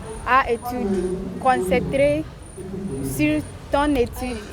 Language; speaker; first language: French; non-native, learner; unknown